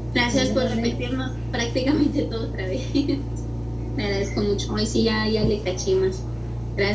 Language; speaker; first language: Spanish; native; Spanish